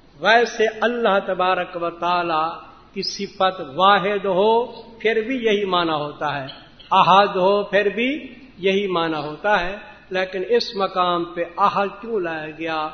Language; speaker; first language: Urdu; non-native, local second language; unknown